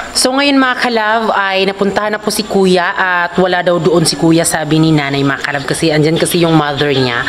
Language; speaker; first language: Filipino; non-native, local second language; Cebuano